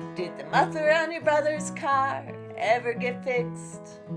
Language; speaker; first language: English; native; English